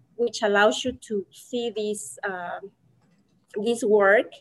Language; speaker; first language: English; non-native, fluent; Spanish